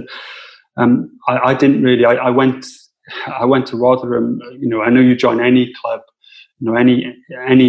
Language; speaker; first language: English; native; English